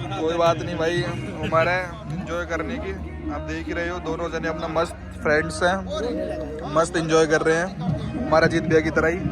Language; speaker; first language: Hindi; native; Hindi